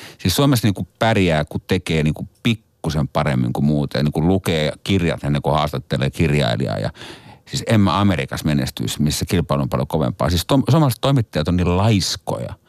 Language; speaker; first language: Finnish; native; Finnish